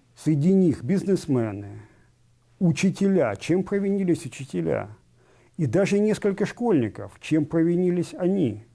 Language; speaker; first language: Russian; native; Russian